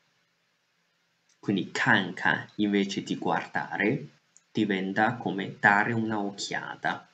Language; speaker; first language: Italian; non-native, fluent; Chinese